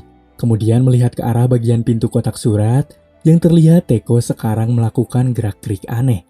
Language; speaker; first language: Indonesian; native; Indonesian